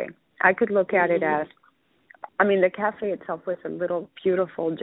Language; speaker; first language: English; early bilingual, other home language; Spanish